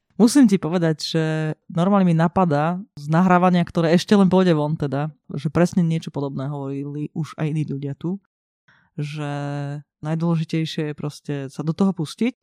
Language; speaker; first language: Slovak; non-native, local second language; Hungarian